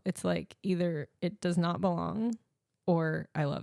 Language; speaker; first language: English; native; English